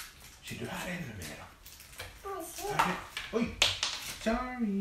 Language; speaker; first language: Swedish; non-native, fluent; Indonesian